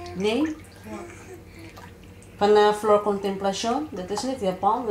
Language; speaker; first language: Dutch; non-native, learner; Cebuano